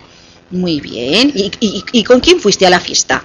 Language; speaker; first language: Spanish; native; Spanish